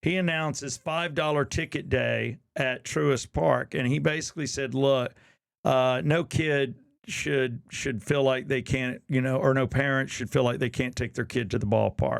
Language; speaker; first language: English; native; English